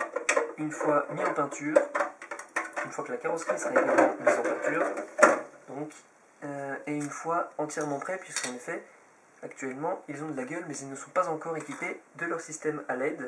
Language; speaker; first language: French; native; French